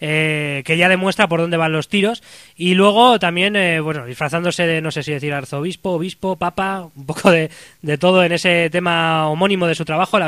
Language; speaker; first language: Spanish; native; Spanish